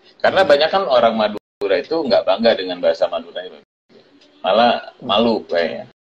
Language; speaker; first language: Indonesian; native; Indonesian